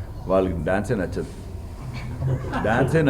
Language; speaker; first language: Telugu; non-native, learner; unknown